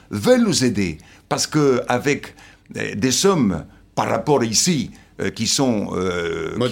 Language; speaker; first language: French; non-native, fluent; Slovenian